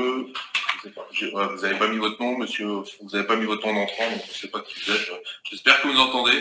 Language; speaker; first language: French; native; French